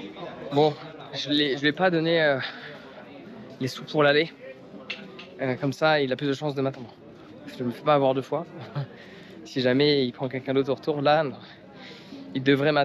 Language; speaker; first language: French; native; French